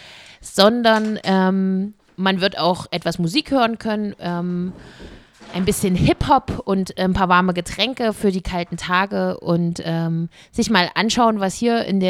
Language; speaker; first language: German; native; German